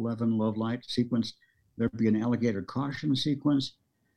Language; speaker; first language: English; early bilingual, other home language; Norwegian